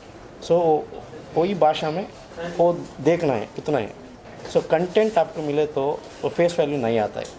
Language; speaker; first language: Hindi; non-native, learner; Kannada